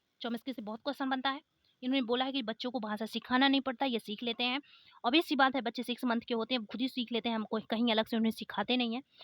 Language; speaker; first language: Hindi; native; Hindi